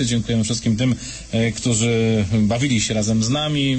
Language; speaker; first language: Polish; native; Polish